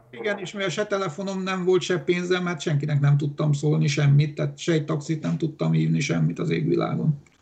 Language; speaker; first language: Hungarian; non-native, local second language; Romanian